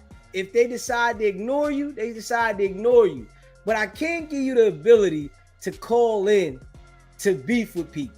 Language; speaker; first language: English; native; English